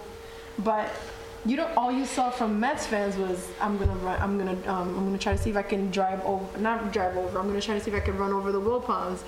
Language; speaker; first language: English; early bilingual, other home language; Spanish